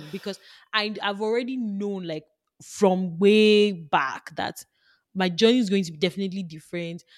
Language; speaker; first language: English; non-native, local second language; Yoruba